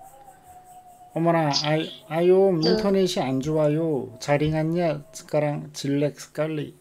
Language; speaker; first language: Korean; native; Korean